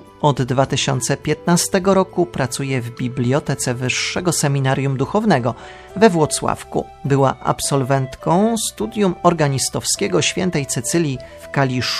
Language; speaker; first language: Polish; native; Polish